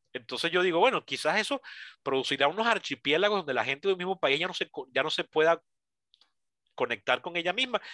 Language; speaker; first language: Spanish; native; Spanish